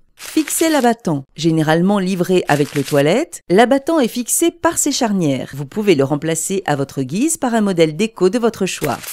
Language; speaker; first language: French; native; French